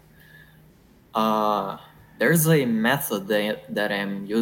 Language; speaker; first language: English; non-native, fluent; Portuguese